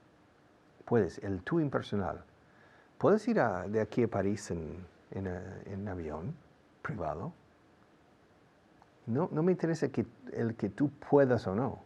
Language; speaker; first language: Spanish; non-native, fluent; English